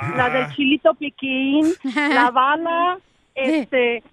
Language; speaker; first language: Spanish; native; Spanish